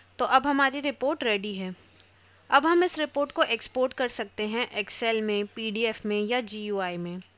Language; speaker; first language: Hindi; native; Hindi